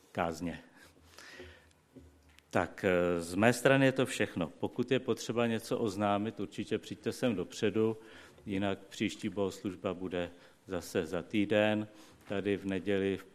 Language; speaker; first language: Czech; native; Czech